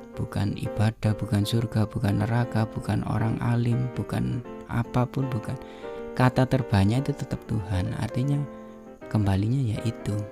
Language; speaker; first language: Indonesian; native; Indonesian